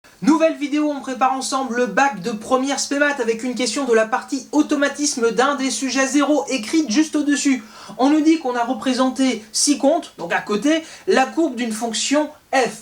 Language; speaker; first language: French; native; French